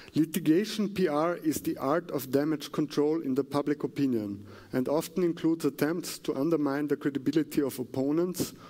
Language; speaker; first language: English; non-native, fluent; German